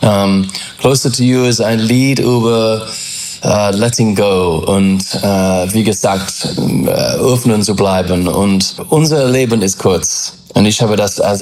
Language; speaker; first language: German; non-native, learner; English